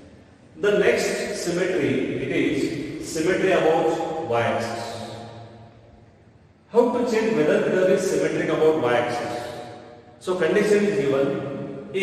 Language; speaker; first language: English; non-native, local second language; Marathi